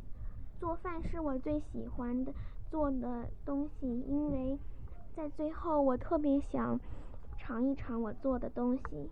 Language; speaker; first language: Chinese; early bilingual, other home language; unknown